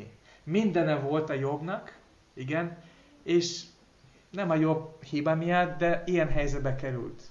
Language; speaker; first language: Hungarian; non-native, fluent; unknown